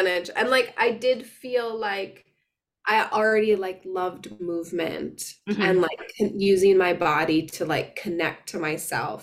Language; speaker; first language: English; native; English